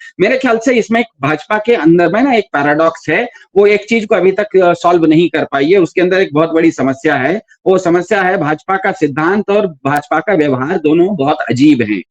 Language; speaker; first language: Hindi; non-native, local second language; Kannada